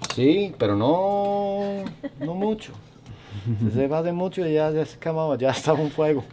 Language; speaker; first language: Spanish; non-native, learner; English